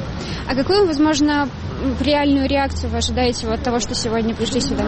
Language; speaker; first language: Russian; native; Russian